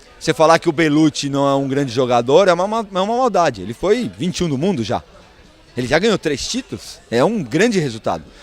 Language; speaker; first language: Portuguese; early bilingual, other home language; Spanish